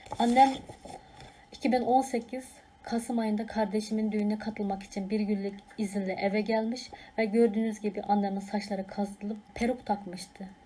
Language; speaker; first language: Turkish; non-native, fluent; Uyghur